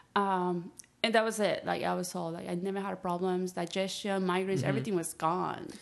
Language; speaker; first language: English; non-native, fluent; Spanish